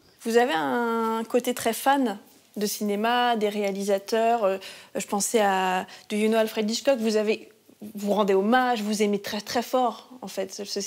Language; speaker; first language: French; native; French